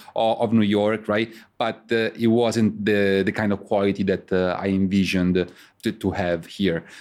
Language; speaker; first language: English; non-native, fluent; Italian